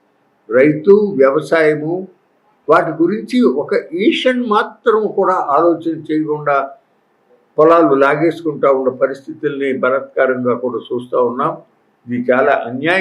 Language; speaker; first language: Telugu; native; Telugu